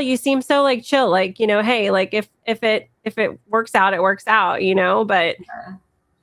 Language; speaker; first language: English; native; English